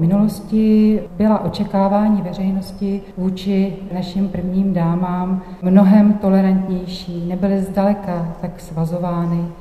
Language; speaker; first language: Czech; native; Czech